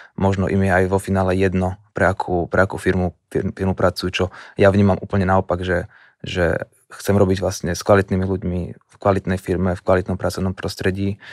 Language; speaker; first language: Slovak; native; Slovak